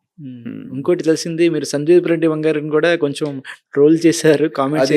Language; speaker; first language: Telugu; native; Telugu